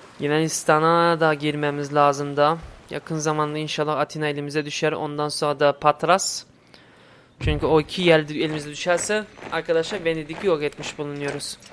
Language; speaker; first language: Turkish; early bilingual, heritage; Turkish